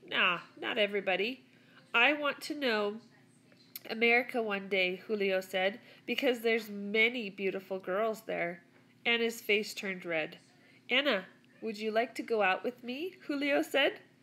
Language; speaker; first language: English; native; English